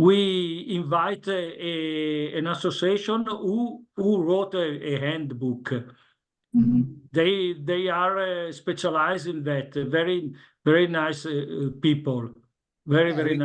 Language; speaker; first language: English; non-native, learner; Italian